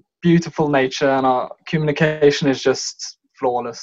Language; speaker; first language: English; native; English